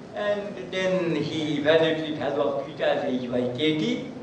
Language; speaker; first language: English; non-native, local second language; Bangla